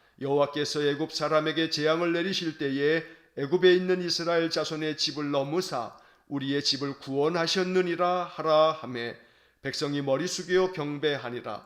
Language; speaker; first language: Korean; native; Korean